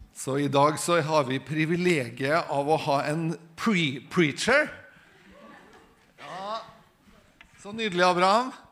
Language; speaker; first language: Norwegian; native; Norwegian